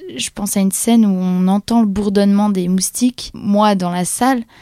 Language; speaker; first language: French; non-native, fluent; Polish